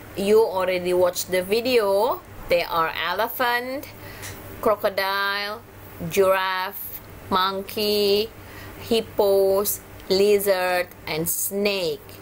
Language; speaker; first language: English; non-native, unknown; Indonesian